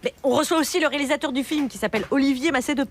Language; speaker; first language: French; native; French